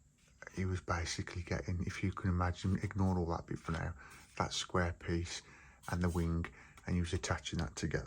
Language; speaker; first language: English; native; English